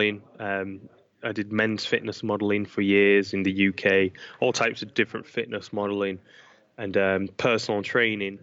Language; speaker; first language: English; native; English